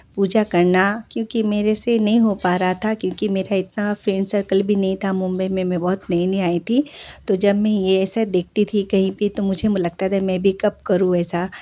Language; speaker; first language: Hindi; non-native, local second language; Bangla